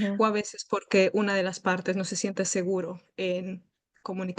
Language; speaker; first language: Spanish; native; Spanish